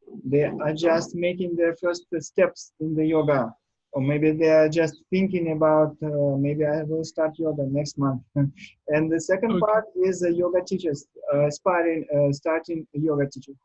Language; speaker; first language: English; non-native, learner; Russian